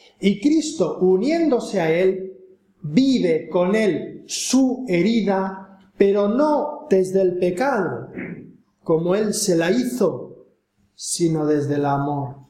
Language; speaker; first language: Spanish; native; Spanish